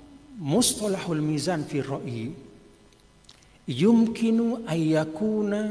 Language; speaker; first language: Arabic; non-native, fluent; Sasak